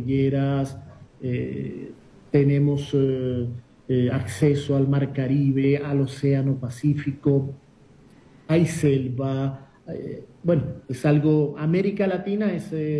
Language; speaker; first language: Spanish; native; Spanish